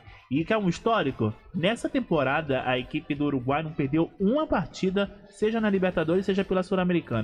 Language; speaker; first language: Portuguese; native; Portuguese